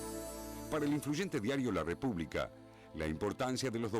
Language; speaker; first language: Spanish; native; Spanish